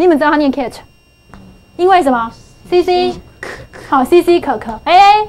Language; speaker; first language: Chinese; native; Chinese